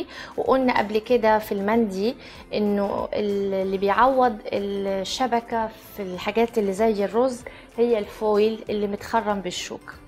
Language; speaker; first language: Arabic; native; Arabic